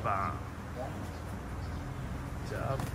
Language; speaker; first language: Japanese; native; Japanese